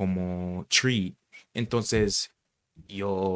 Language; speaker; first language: Spanish; non-native, fluent; English